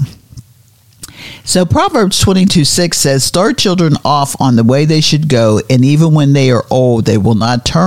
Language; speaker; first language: English; native; English